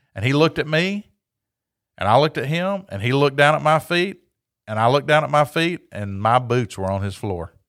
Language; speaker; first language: English; native; English